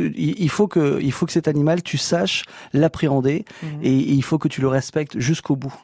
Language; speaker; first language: French; native; French